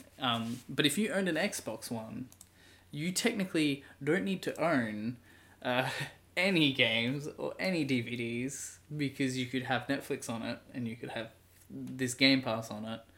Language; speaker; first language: English; native; English